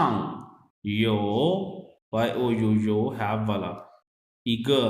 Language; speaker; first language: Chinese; non-native, fluent; Urdu